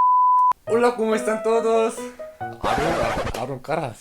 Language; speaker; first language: Spanish; non-native, fluent; Korean